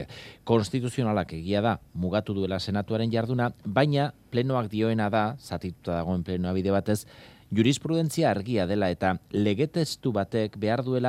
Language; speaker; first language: Basque; native; Basque